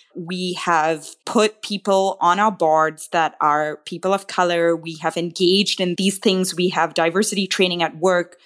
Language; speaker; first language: English; non-native, local second language; Tamil